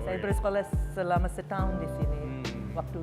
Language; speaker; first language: Indonesian; non-native, fluent; English